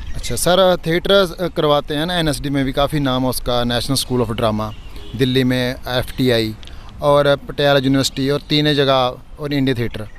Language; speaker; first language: Hindi; non-native, local second language; Punjabi